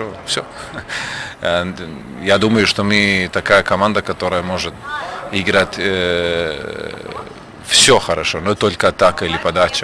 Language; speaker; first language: Russian; non-native, learner; Serbian